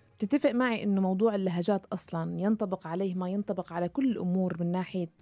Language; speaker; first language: Arabic; native; Arabic